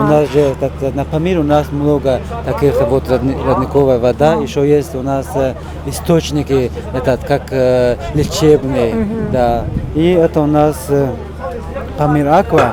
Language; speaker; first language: Russian; non-native, fluent; Tajik